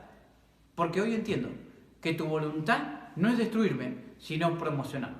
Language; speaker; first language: Spanish; native; Spanish